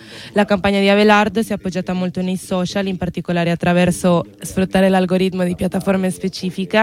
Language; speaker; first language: Italian; non-native, fluent; Spanish